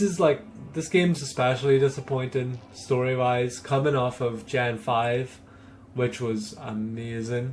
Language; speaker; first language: English; native; English